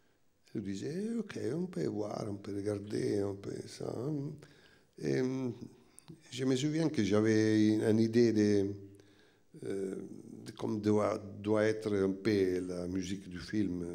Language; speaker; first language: French; non-native, fluent; Italian